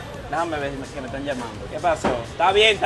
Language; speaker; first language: Spanish; native; Spanish